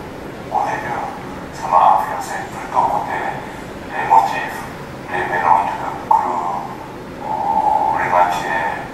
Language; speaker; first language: French; non-native, fluent; Japanese